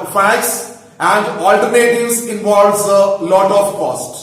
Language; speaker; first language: English; non-native, local second language; Malayalam